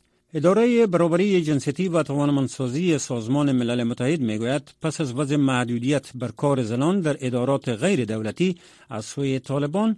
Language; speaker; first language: Persian; native; Persian